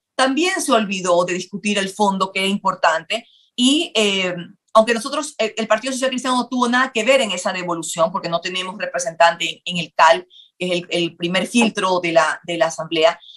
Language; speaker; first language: Spanish; native; Spanish